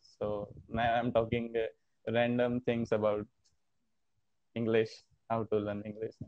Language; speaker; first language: English; non-native, learner; Hindi